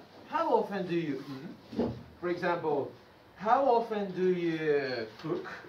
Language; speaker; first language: English; non-native, fluent; Spanish